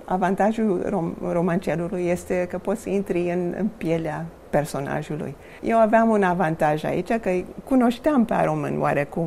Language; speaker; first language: Romanian; non-native, fluent; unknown